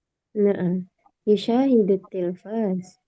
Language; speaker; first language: Arabic; non-native, fluent; Indonesian